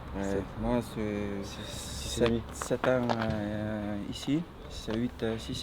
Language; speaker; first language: French; non-native, learner; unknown